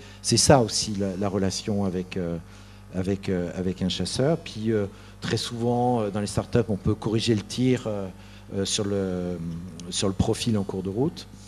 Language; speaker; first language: French; native; French